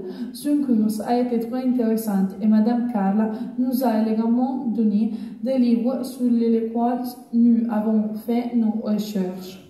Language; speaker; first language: French; non-native, learner; Italian